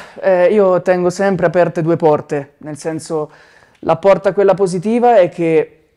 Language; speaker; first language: Italian; native; Italian